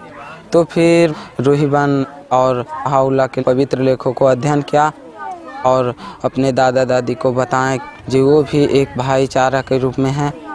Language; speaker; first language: Hindi; non-native, local second language; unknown